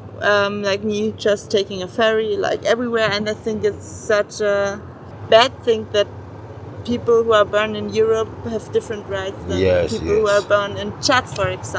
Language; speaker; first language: English; non-native, fluent; German